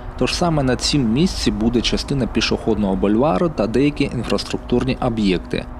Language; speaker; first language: Ukrainian; non-native, local second language; Russian